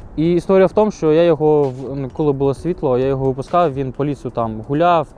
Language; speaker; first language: Ukrainian; native; Ukrainian